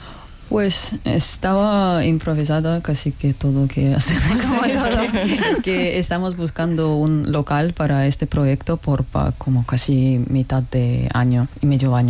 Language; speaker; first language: Spanish; non-native, learner; Russian